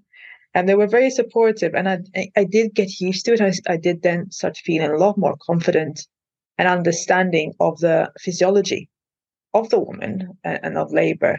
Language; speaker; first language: English; non-native, fluent; Maltese